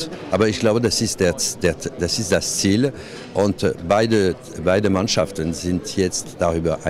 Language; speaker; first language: German; non-native, fluent; French